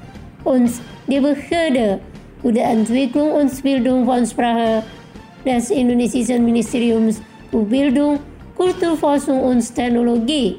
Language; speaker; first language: German; non-native, fluent; Indonesian